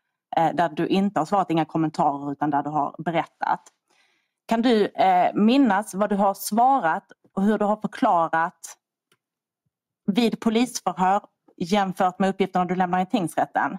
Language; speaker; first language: Swedish; native; Swedish